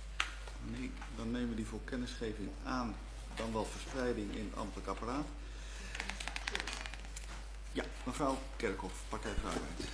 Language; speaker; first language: Dutch; native; Dutch